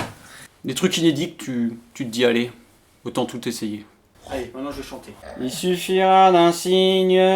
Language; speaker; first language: French; native; French